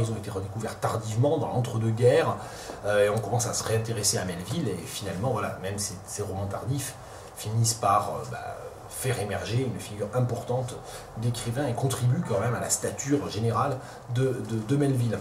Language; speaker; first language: French; native; French